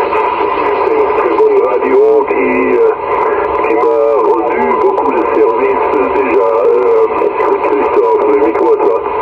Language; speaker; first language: French; non-native, fluent; German